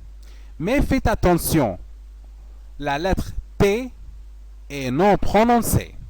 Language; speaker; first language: French; non-native, fluent; Arabic